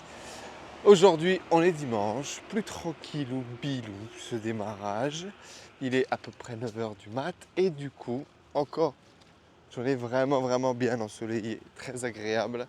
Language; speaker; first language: French; native; French